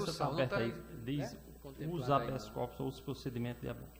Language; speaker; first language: Portuguese; native; Portuguese